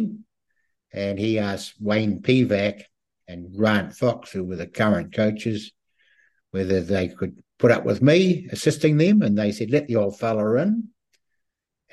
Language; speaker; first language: English; native; English